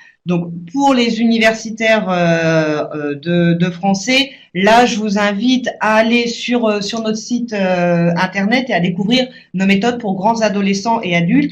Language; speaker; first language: French; native; French